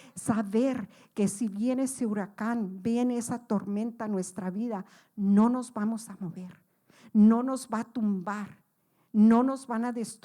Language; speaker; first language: Spanish; native; Spanish